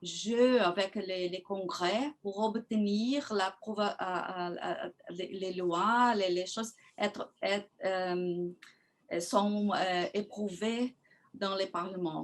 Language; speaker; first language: French; non-native, fluent; Portuguese